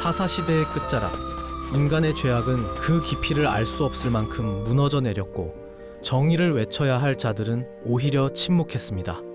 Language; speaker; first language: Korean; native; Korean